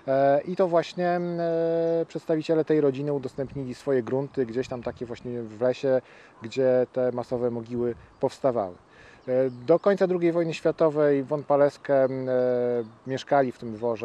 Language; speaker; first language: Polish; native; Polish